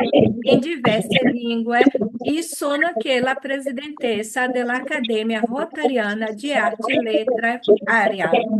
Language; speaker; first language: Italian; early bilingual, heritage; Portuguese